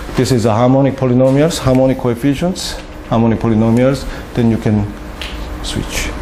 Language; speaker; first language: English; non-native, fluent; Korean